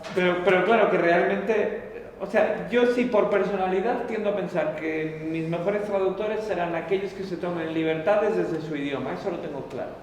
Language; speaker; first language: Spanish; native; Spanish